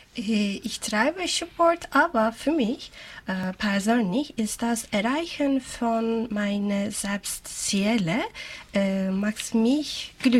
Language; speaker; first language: German; non-native, learner; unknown